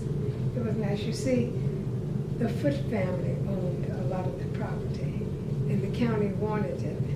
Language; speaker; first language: English; native; English